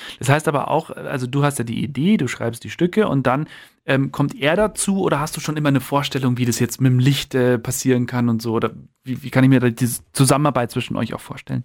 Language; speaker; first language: German; native; German